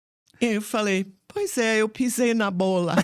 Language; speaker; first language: Portuguese; non-native, fluent; English